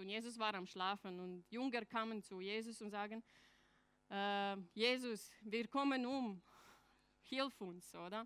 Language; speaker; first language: German; non-native, fluent; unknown